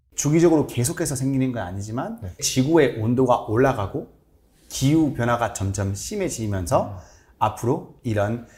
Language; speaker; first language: Korean; non-native, fluent; French